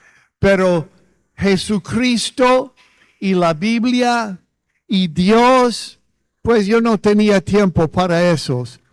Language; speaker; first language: Spanish; non-native, fluent; English